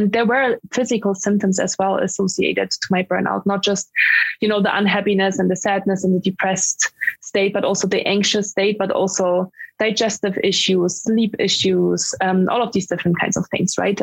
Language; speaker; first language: English; non-native, fluent; German